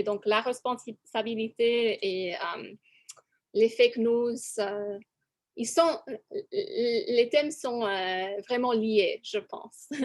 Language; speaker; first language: French; non-native, fluent; English